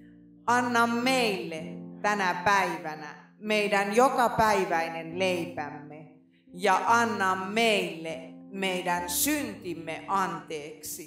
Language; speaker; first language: Finnish; native; Finnish